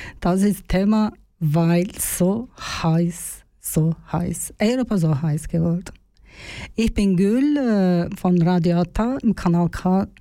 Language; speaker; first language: German; non-native, learner; Turkish